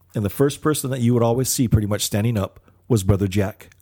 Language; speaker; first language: English; early bilingual, other home language; Filipino